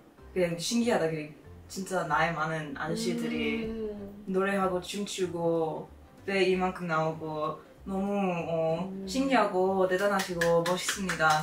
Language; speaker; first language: Korean; non-native, fluent; English